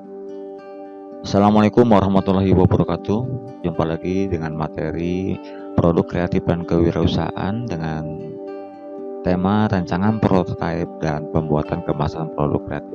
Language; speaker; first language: Indonesian; native; Indonesian